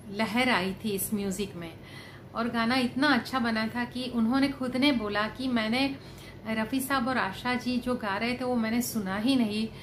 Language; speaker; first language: Hindi; non-native, local second language; Gujarati